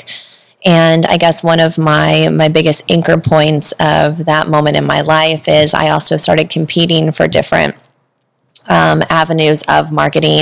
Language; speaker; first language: English; native; English